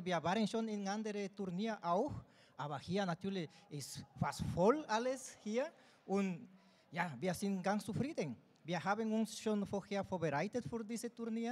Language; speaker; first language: German; non-native, learner; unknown